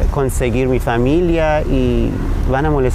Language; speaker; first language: Spanish; non-native, learner; Persian